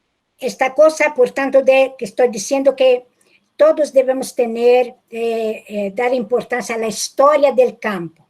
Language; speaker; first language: Spanish; non-native, fluent; Portuguese